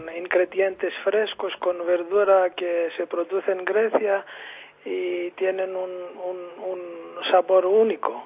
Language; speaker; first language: Spanish; non-native, fluent; Greek